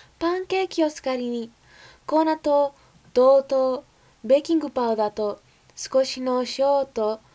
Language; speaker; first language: Japanese; non-native, learner; English